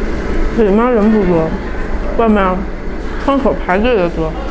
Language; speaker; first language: Chinese; native; Chinese